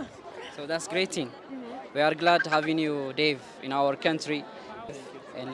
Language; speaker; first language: English; non-native, local second language; Tigrinya